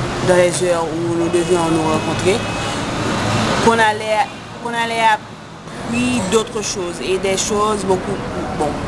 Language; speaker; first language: French; non-native, local second language; Haitian Creole